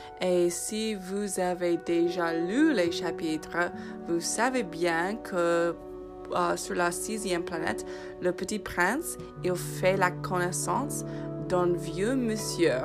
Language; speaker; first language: French; non-native, fluent; English